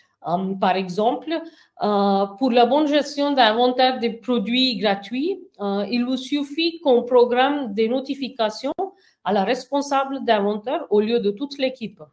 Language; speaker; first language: French; non-native, fluent; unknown